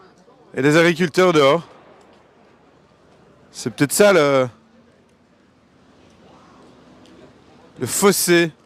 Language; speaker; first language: French; native; French